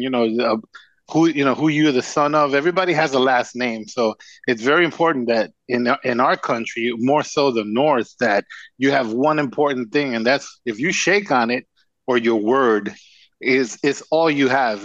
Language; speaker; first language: English; non-native, fluent; Spanish